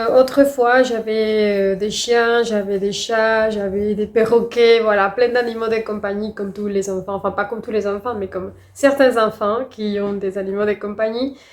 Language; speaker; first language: French; non-native, fluent; Spanish